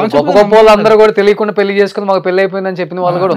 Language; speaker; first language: Telugu; native; Telugu